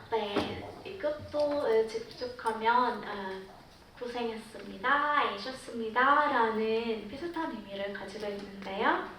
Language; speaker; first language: Korean; non-native, fluent; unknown